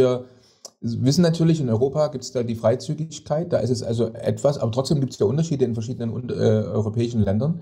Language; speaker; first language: German; native; German